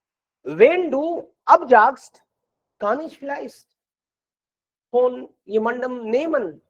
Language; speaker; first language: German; non-native, fluent; Hindi